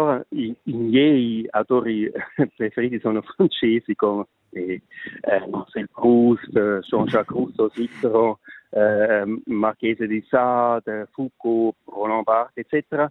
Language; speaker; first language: Italian; non-native, local second language; Swiss German